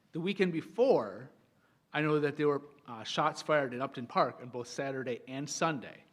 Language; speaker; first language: English; native; English